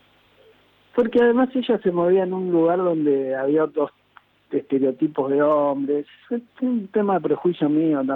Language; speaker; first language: Spanish; native; Spanish